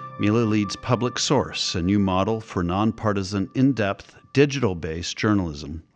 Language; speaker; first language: English; native; English